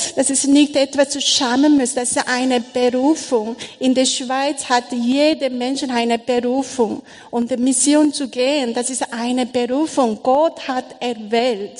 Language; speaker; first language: German; non-native, learner; Korean